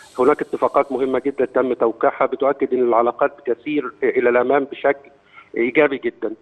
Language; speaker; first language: Egyptian Arabic; native; Egyptian Arabic